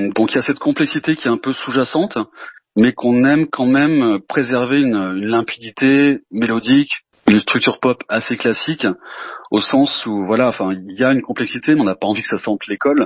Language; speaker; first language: French; native; French